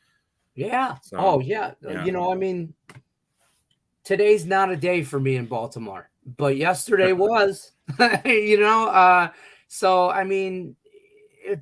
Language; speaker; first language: English; native; English